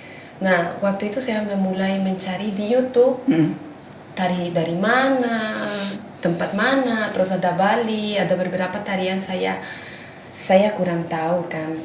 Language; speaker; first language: Indonesian; non-native, fluent; Spanish